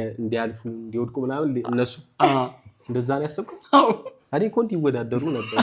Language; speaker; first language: Amharic; native; Amharic